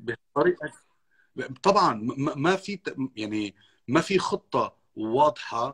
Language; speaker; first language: Arabic; native; Arabic